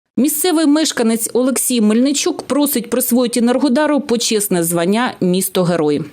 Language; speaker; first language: Ukrainian; native; Ukrainian